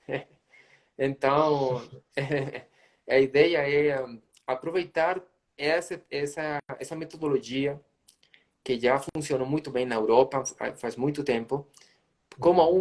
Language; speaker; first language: Portuguese; non-native, fluent; Spanish